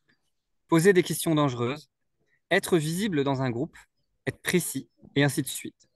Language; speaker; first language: French; native; French